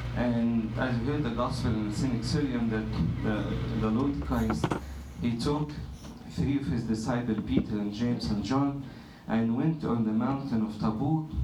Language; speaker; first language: English; non-native, fluent; Arabic